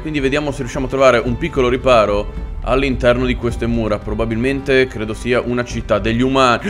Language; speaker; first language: Italian; native; Italian